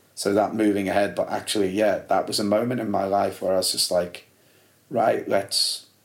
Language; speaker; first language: English; native; English